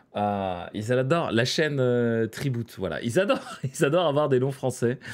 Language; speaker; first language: French; native; French